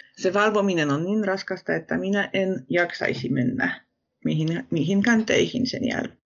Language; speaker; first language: Finnish; non-native, fluent; Polish